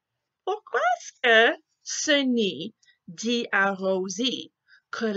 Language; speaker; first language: French; non-native, fluent; English